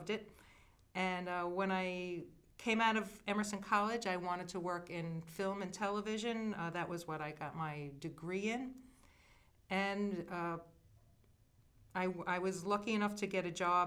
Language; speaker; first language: English; native; English